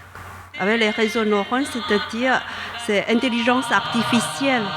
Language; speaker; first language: French; non-native, fluent; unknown